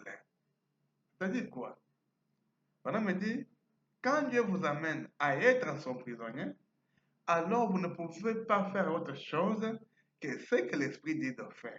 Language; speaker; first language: French; non-native, fluent; Portuguese